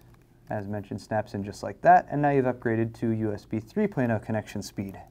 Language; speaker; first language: English; native; English